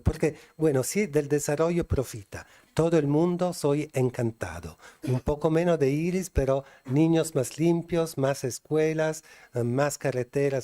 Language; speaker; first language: Spanish; non-native, fluent; Italian